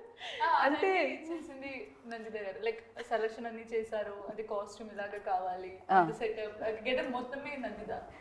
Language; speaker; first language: Telugu; non-native, learner; Malayalam